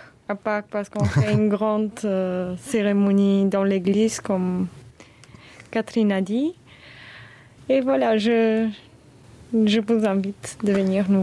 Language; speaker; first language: French; non-native, fluent; Bulgarian